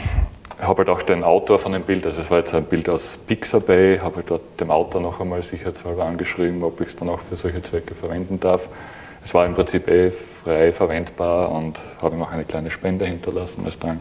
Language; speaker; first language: German; native; German